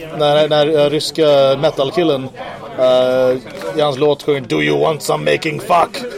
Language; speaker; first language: Swedish; early bilingual, other home language; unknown